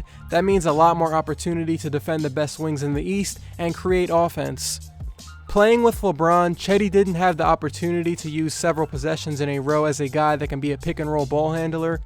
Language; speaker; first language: English; native; English